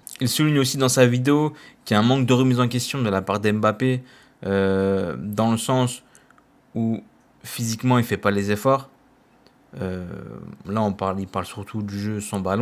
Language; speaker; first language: French; native; French